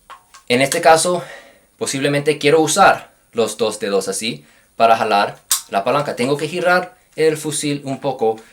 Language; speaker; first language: Spanish; non-native, fluent; English